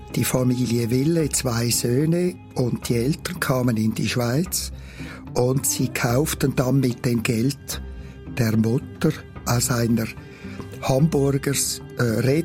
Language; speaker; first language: German; native; German